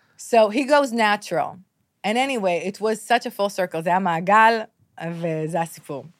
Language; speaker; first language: Hebrew; native; Hebrew